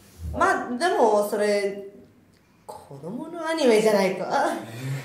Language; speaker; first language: Japanese; non-native, fluent; Spanish